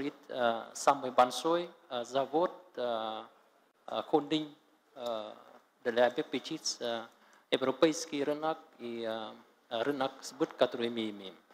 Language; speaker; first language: Russian; non-native, learner; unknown